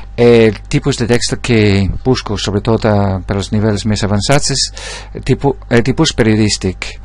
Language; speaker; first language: Catalan; non-native, local second language; Spanish